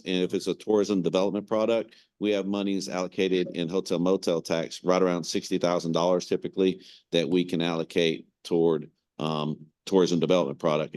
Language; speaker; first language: English; native; English